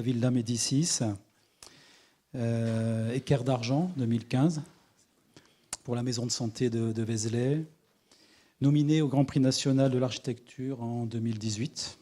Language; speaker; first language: French; native; French